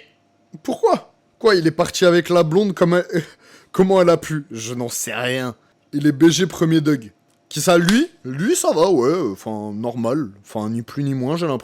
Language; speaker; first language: French; native; French